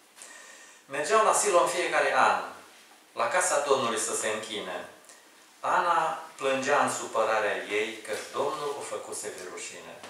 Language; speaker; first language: Romanian; native; Romanian